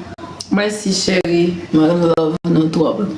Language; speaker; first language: French; non-native, learner; Haitian Creole